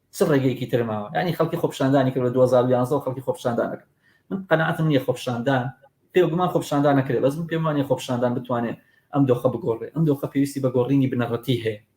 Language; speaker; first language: Central Kurdish; native; Central Kurdish